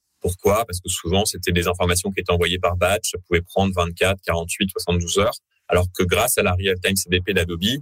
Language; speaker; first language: French; native; French